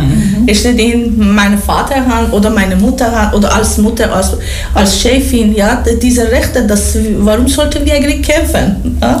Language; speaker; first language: German; non-native, learner; Persian